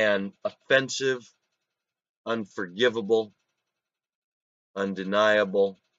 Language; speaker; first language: English; native; English